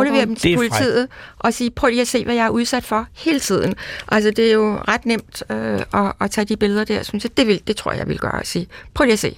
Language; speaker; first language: Danish; native; Danish